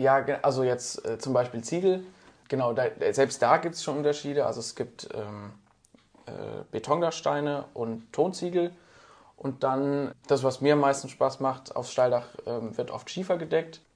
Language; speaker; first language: German; native; German